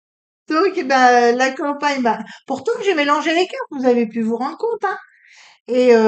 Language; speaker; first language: French; native; French